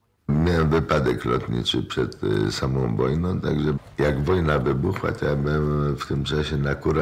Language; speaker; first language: Polish; native; Polish